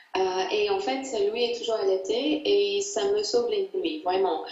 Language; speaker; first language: French; non-native, fluent; English